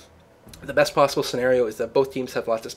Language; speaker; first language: English; native; English